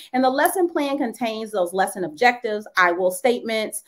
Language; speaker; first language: English; native; English